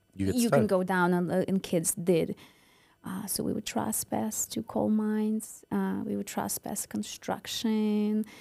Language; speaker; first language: English; non-native, fluent; Ukrainian